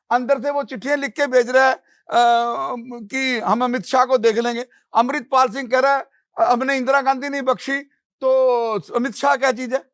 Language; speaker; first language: Hindi; non-native, local second language; Punjabi